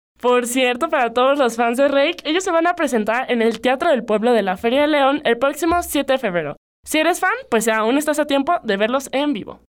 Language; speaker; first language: Spanish; native; Spanish